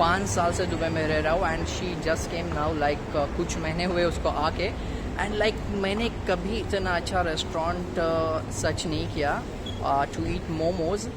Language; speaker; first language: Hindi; non-native, local second language; Marathi